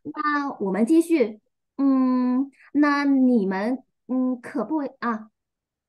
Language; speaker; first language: Chinese; non-native, fluent; Vietnamese